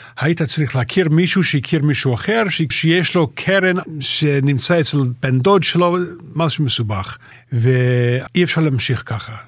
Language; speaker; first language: Hebrew; non-native, fluent; English